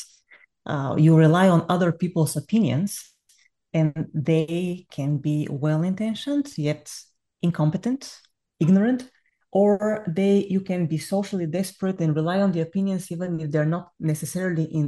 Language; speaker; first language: English; non-native, fluent; Bulgarian